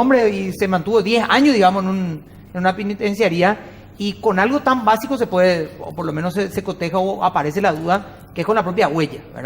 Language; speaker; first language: Spanish; native; Spanish